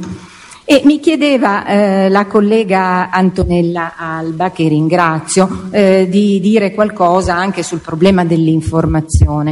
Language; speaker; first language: Italian; native; Italian